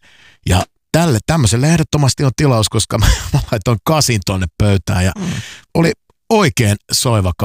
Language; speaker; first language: Finnish; native; Finnish